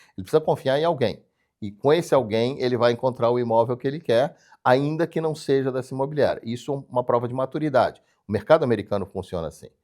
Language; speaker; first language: Portuguese; native; Portuguese